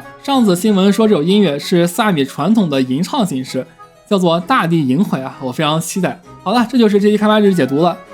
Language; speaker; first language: Chinese; native; Chinese